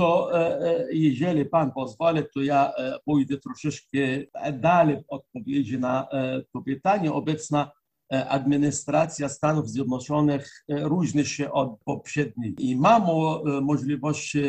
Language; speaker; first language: Polish; non-native, fluent; Arabic